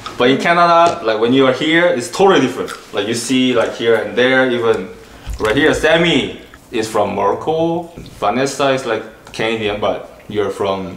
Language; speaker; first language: English; non-native, fluent; Korean